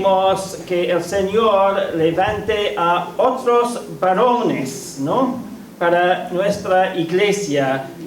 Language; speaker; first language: Spanish; non-native, fluent; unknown